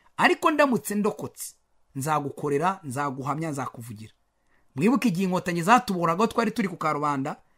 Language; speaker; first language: Kinyarwanda; native; Kinyarwanda